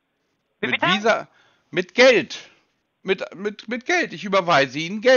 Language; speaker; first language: German; native; German